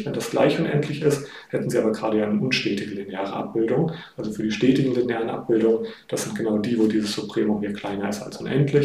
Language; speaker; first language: German; native; German